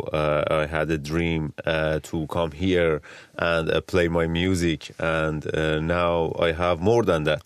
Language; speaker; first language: English; non-native, learner; Persian